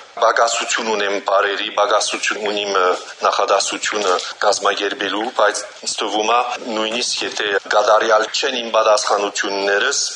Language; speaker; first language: Armenian; early bilingual, heritage; Armenian